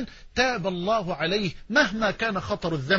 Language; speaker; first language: Arabic; native; Arabic